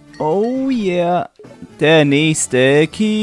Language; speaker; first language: German; native; German